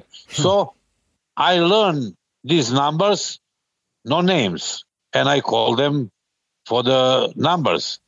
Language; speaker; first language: English; non-native, learner; Serbian